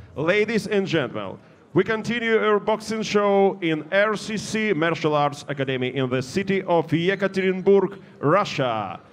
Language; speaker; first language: English; non-native, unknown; Russian